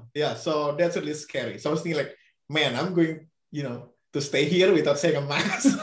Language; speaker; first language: English; non-native, fluent; Indonesian